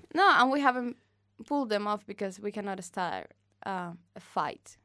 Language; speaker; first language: English; non-native, fluent; Spanish